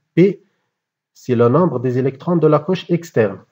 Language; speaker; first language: French; non-native, local second language; Arabic